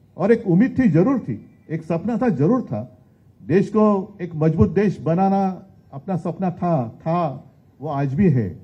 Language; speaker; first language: Hindi; non-native, local second language; Marathi